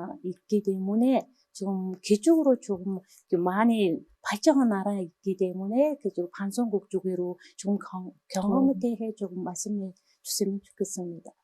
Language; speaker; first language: Korean; non-native, fluent; Mongolian